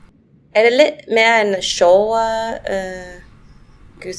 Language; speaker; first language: Danish; non-native, fluent; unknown